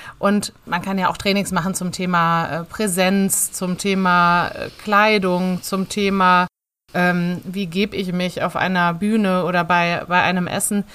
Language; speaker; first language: German; native; German